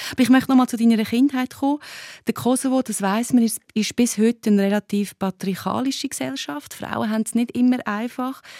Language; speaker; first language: German; native; German